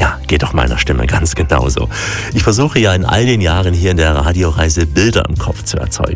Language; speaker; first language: German; native; German